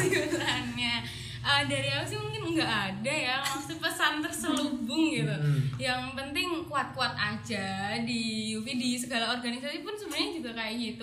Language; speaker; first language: Indonesian; native; Indonesian